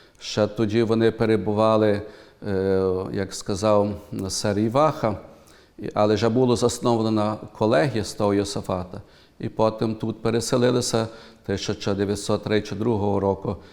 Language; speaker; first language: Ukrainian; early bilingual, heritage; Ukrainian